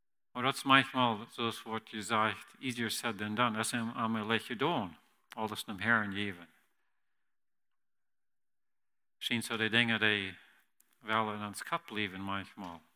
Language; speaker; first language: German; non-native, learner; Plautdietsch